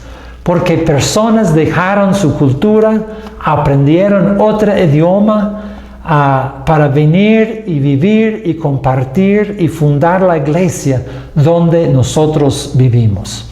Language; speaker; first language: Spanish; non-native, fluent; English